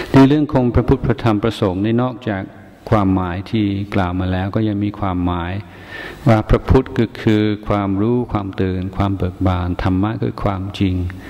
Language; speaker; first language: Thai; non-native, fluent; English